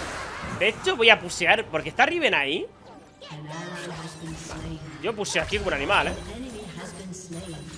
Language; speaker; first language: Spanish; native; Spanish